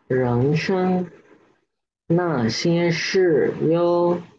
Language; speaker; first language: Chinese; non-native, learner; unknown